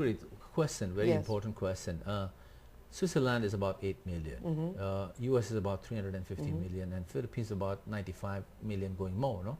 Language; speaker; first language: English; non-native, fluent; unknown